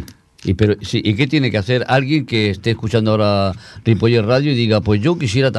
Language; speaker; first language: Spanish; native; Spanish